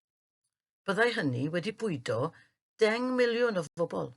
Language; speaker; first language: Welsh; native; Welsh